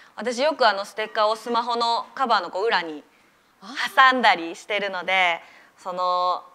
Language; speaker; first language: Japanese; native; Japanese